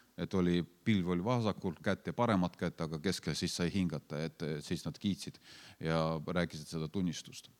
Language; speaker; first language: Estonian; non-native, fluent; Lithuanian